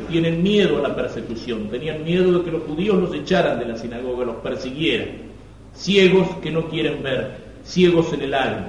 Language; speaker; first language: Spanish; native; Spanish